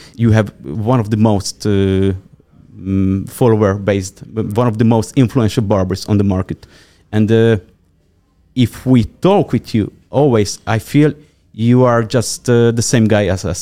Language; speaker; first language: English; non-native, fluent; Hungarian